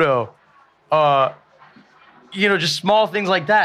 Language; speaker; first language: English; early bilingual, other home language; Bangla